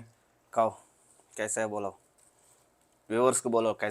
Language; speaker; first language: Hindi; non-native, learner; Telugu